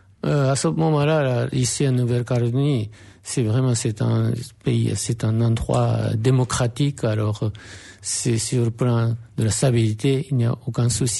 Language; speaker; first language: French; non-native, fluent; Japanese